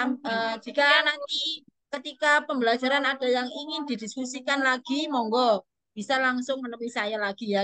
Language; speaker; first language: Indonesian; native; Indonesian